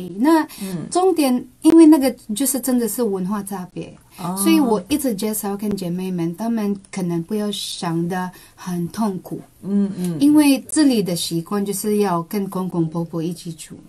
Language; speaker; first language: Chinese; non-native, local second language; Cebuano